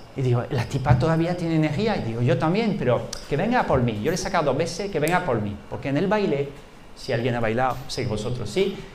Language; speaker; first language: Spanish; non-native, fluent; French